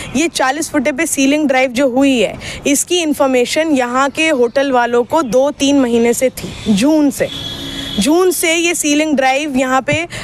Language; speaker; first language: Hindi; native; Hindi